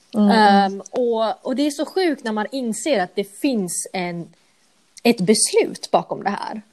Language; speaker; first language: Swedish; non-native, local second language; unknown